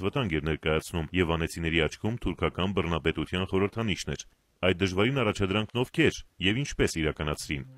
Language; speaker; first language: Armenian; native; Armenian